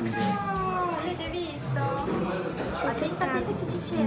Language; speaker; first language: Italian; native; Italian